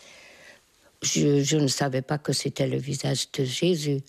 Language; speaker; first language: French; non-native, fluent; Hungarian